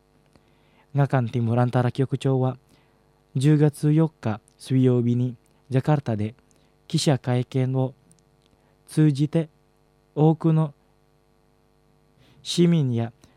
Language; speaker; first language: Japanese; non-native, fluent; Indonesian